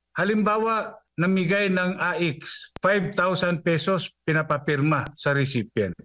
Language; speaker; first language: Filipino; non-native, local second language; Cebuano